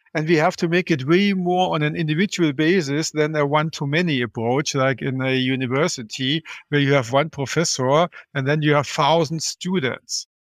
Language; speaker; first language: English; non-native, fluent; German